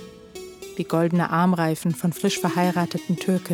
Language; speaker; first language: German; early bilingual, other home language; Turkish